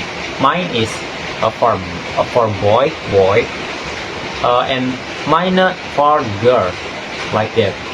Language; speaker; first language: English; non-native, learner; Indonesian